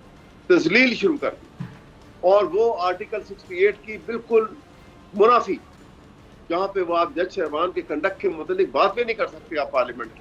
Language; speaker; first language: Urdu; native; Urdu